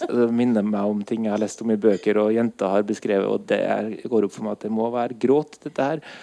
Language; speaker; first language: Norwegian; native; Norwegian